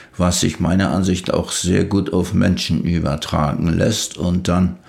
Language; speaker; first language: German; native; German